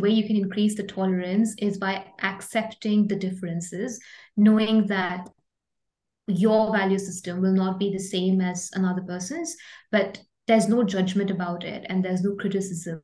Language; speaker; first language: English; non-native, local second language; Hindi